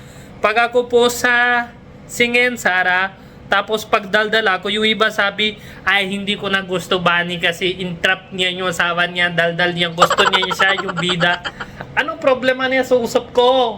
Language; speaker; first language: Filipino; non-native, learner; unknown